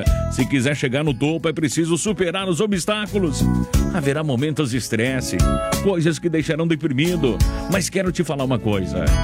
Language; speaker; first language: Portuguese; native; Portuguese